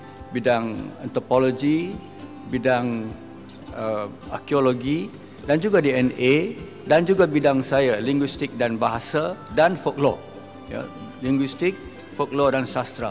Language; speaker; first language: Malay; native; Malay